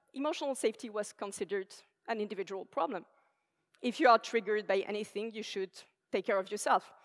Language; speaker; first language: English; non-native, fluent; French